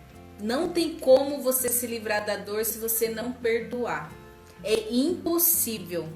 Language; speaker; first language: Portuguese; native; Portuguese